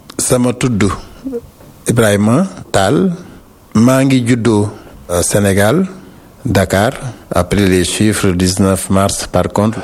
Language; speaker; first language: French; non-native, local second language; Wolof